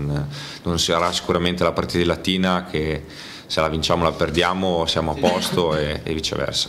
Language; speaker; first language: Italian; native; Italian